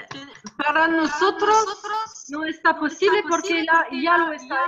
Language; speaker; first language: Spanish; non-native, learner; French